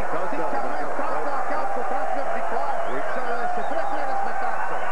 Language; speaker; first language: French; native; French